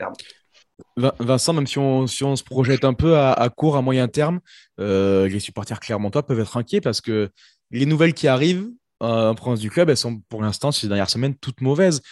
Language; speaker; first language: French; native; French